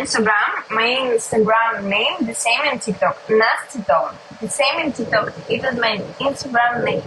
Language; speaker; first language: English; non-native, learner; Russian